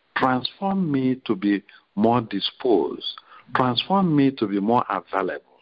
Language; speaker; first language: English; non-native, local second language; Igbo